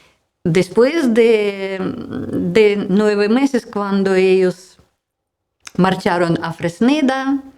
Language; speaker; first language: Spanish; non-native, learner; Russian